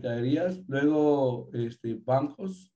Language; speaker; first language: Spanish; native; Spanish